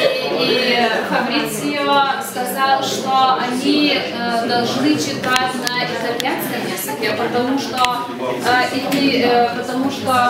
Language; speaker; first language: Russian; non-native, fluent; Lithuanian